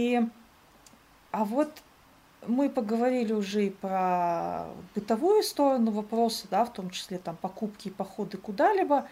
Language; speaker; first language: Russian; native; Russian